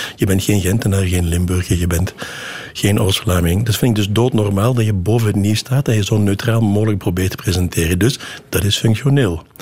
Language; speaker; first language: Dutch; native; Dutch